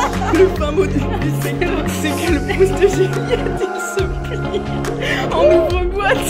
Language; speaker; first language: French; native; French